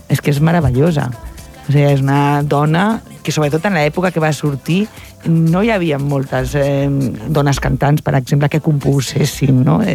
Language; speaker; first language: Catalan; non-native, local second language; Spanish